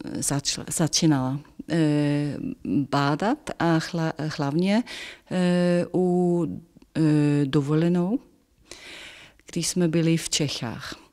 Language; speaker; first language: Czech; non-native, fluent; German